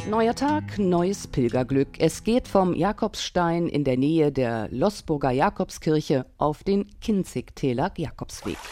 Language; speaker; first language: German; native; German